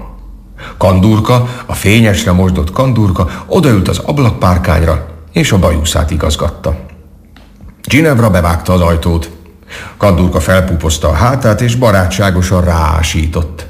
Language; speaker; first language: Hungarian; native; Hungarian